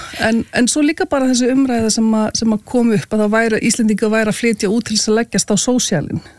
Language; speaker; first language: Icelandic; native; Icelandic